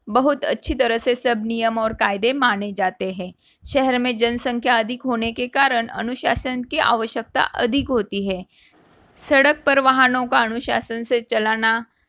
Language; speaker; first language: Hindi; non-native, local second language; Marathi